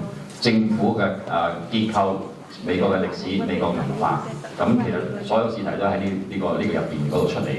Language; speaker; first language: Cantonese; native; Cantonese